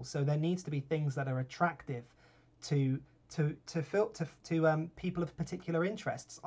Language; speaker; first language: English; native; English